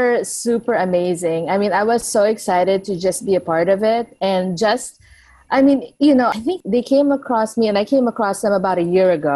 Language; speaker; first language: English; non-native, local second language; Filipino